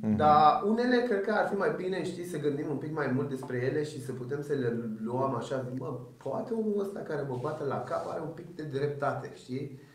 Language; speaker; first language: Romanian; early bilingual, other home language; Persian